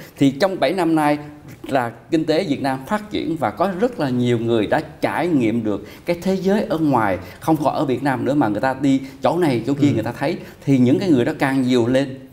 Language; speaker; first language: Vietnamese; early bilingual, heritage; Vietnamese